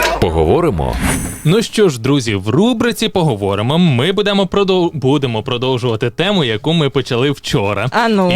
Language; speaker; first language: Ukrainian; native; Ukrainian